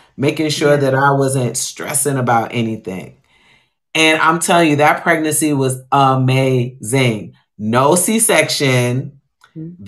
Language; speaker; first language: English; native; English